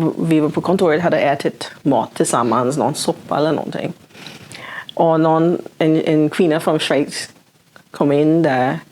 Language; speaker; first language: Swedish; non-native, fluent; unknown